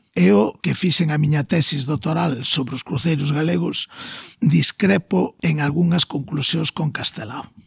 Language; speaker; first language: Galician; non-native, local second language; Spanish